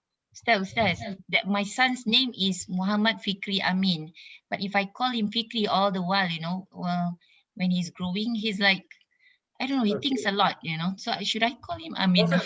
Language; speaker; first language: English; non-native, local second language; Malay